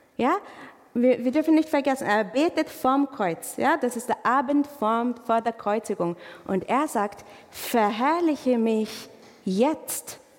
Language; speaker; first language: German; non-native, fluent; Arabic